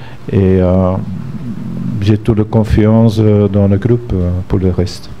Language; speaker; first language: French; non-native, fluent; Dutch